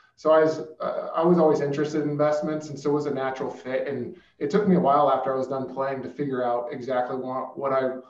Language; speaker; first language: English; native; English